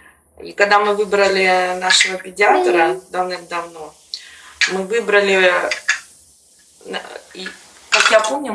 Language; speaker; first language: Russian; native; Russian